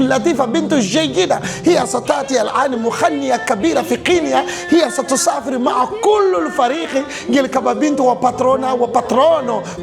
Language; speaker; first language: Arabic; non-native, learner; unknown